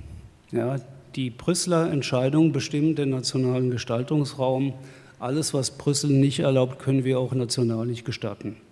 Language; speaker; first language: German; native; German